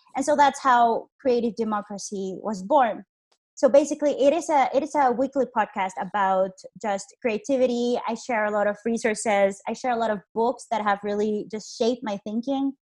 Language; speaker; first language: English; non-native, fluent; Spanish